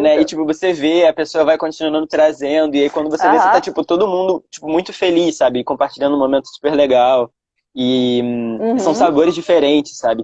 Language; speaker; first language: Portuguese; native; Portuguese